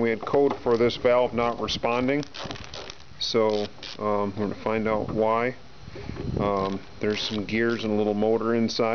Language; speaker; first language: English; native; English